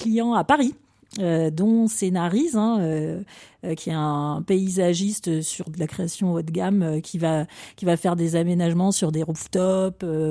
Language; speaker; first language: French; native; French